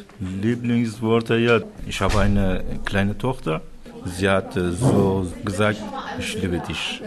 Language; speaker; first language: German; non-native, learner; Persian